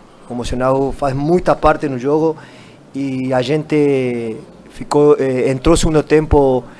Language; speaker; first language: Portuguese; non-native, fluent; Spanish